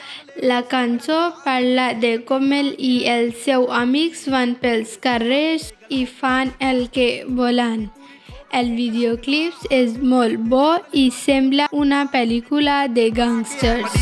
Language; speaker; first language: Catalan; non-native, learner; Punjabi